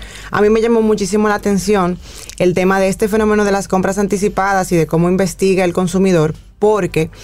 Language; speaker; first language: Spanish; native; Spanish